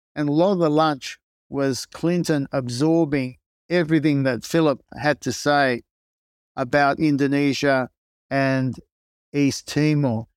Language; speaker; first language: English; non-native, local second language; Greek